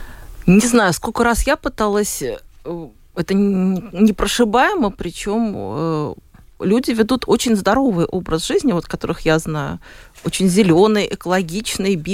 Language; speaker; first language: Russian; native; Russian